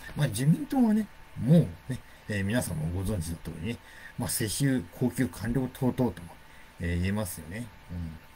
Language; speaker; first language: Japanese; native; Japanese